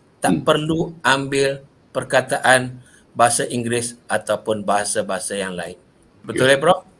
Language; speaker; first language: Malay; native; Malay